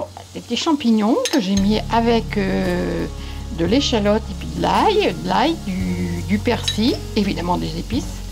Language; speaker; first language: French; native; French